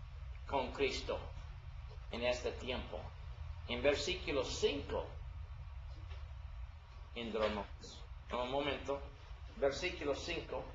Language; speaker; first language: Spanish; non-native, learner; English